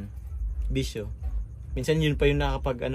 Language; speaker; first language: Filipino; native; Filipino